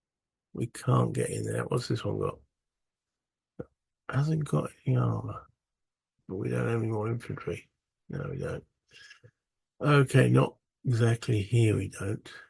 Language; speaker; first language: English; native; English